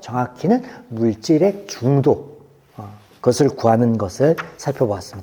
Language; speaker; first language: Korean; native; Korean